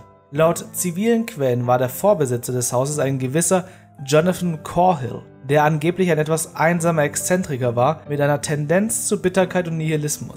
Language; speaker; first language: German; native; German